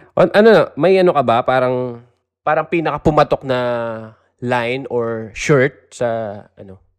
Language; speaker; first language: Filipino; native; Filipino